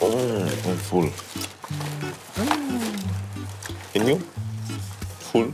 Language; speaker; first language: English; non-native, local second language; Fijian